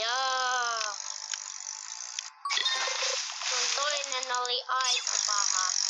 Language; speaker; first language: Finnish; early bilingual, other home language; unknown